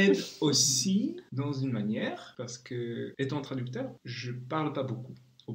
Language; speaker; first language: French; non-native, fluent; Czech